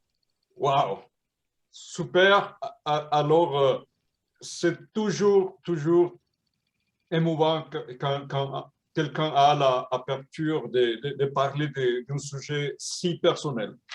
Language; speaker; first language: French; non-native, fluent; Spanish